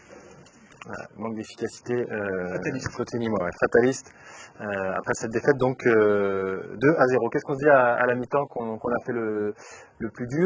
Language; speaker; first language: French; native; French